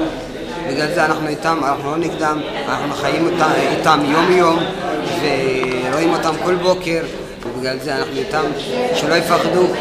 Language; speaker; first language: Hebrew; non-native, fluent; Tigrinya